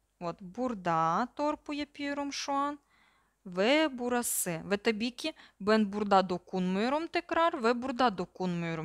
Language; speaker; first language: Turkish; non-native, learner; Russian